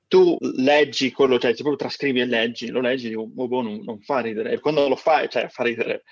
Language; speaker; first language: Italian; native; Italian